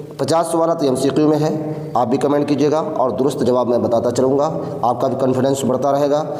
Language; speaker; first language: Urdu; native; Urdu